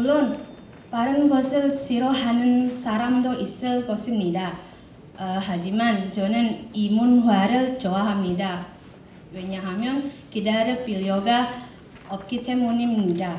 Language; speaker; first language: Korean; non-native, learner; Indonesian